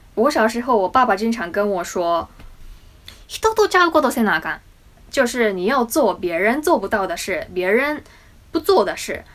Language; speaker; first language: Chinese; non-native, fluent; Japanese